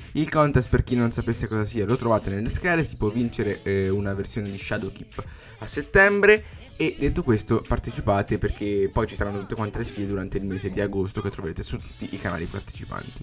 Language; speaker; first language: Italian; native; Italian